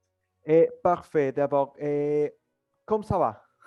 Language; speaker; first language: French; non-native, learner; Spanish